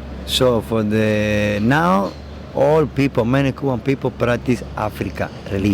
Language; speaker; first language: English; non-native, learner; Spanish